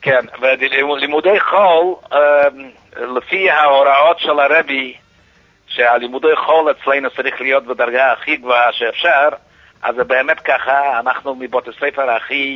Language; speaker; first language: Hebrew; non-native, fluent; Yiddish